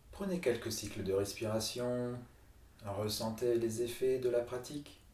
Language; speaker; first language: French; native; French